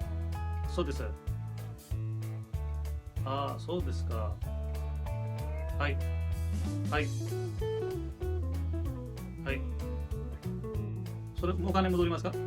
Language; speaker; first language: Japanese; non-native, fluent; Hindi